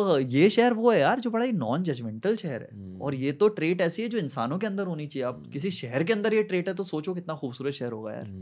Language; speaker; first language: Hindi; native; Hindi